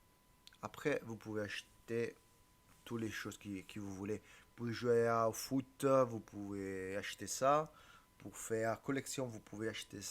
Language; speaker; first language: French; non-native, learner; Italian